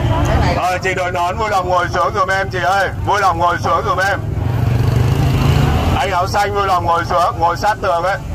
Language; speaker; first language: Vietnamese; native; Vietnamese